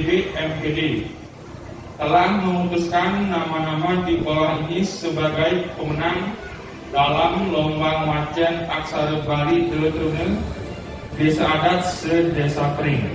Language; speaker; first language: Indonesian; non-native, local second language; Balinese